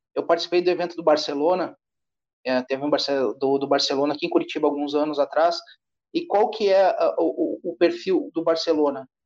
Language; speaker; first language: Portuguese; native; Portuguese